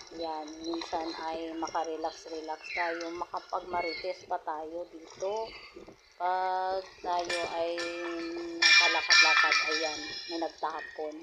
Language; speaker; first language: Filipino; non-native, local second language; Hiligaynon